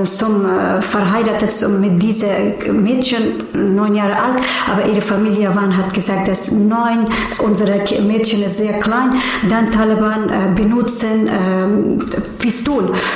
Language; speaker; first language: German; non-native, learner; Persian